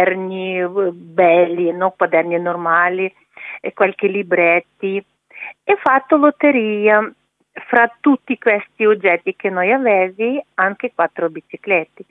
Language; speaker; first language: Italian; non-native, learner; Ukrainian